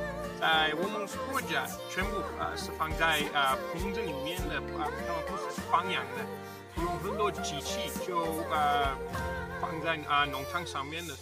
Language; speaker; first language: Chinese; non-native, learner; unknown